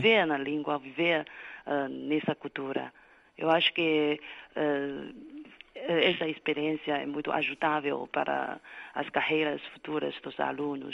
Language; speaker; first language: Portuguese; non-native, fluent; Chinese